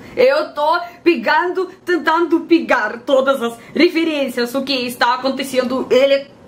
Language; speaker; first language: Portuguese; non-native, fluent; Russian